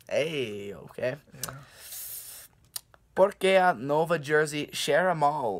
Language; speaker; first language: Portuguese; non-native, learner; English